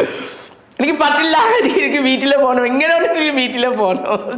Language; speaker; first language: Malayalam; non-native, local second language; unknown